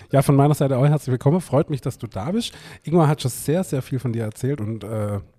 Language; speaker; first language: German; non-native, fluent; French